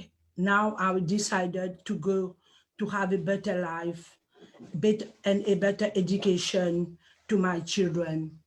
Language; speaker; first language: English; non-native, learner; Morisyen